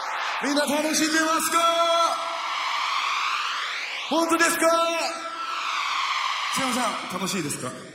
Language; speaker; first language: Japanese; non-native, fluent; Korean